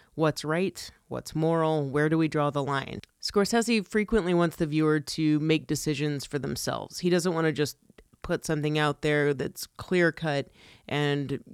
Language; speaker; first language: English; early bilingual, other home language; Italian